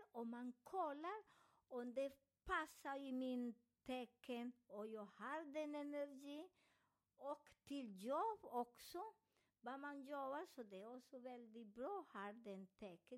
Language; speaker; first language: Swedish; non-native, fluent; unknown